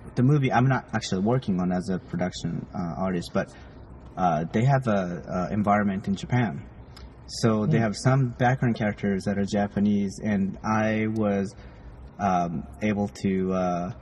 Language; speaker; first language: English; non-native, fluent; Japanese